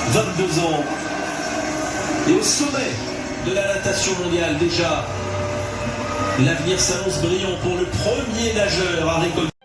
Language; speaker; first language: French; native; French